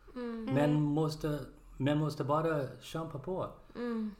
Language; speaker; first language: Swedish; non-native, learner; Portuguese